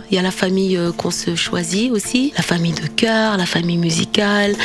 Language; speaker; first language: French; non-native, local second language; Wolof